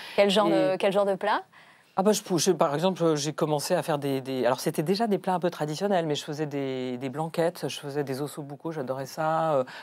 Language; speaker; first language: French; native; French